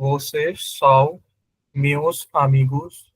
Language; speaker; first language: Portuguese; non-native, learner; Hindi